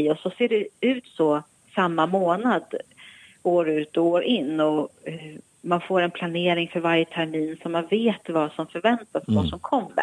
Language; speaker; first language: Swedish; native; Swedish